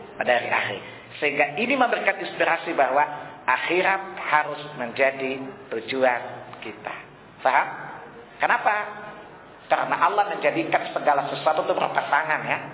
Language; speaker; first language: Indonesian; non-native, local second language; Sundanese